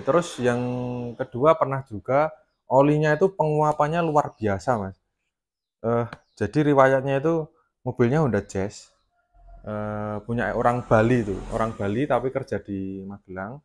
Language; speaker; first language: Indonesian; native; Indonesian